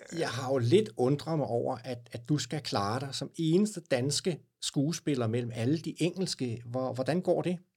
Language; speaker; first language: Danish; native; Danish